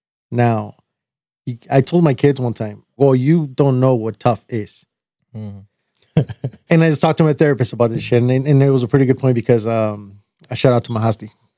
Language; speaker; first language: English; early bilingual, other home language; Spanish